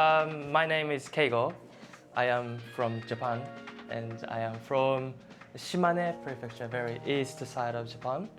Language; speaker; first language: English; non-native, learner; Japanese